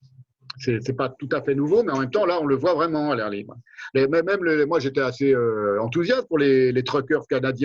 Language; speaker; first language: French; native; French